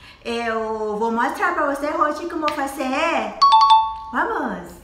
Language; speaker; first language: Portuguese; non-native, learner; Thai